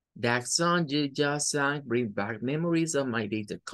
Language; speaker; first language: English; non-native, fluent; Spanish